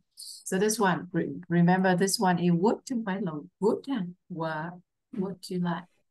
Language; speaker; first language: English; non-native, fluent; Vietnamese